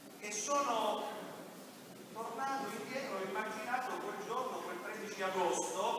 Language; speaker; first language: Italian; native; Italian